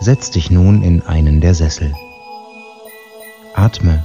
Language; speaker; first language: German; native; German